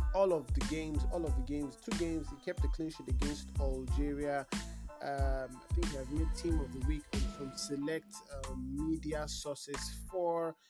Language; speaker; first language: English; non-native, local second language; Yoruba